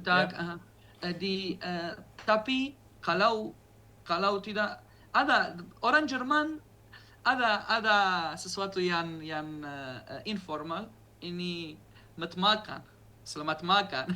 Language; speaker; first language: Indonesian; non-native, learner; Arabic